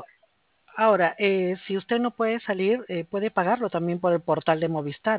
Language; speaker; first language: Spanish; native; Spanish